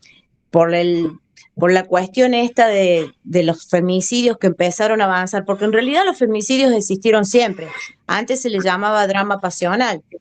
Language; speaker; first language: Spanish; native; Spanish